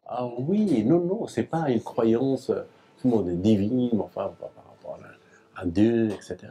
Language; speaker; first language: French; non-native, fluent; Persian